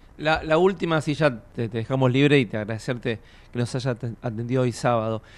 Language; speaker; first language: Spanish; native; Spanish